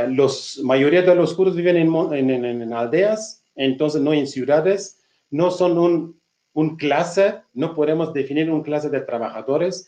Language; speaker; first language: Spanish; non-native, fluent; Kurdish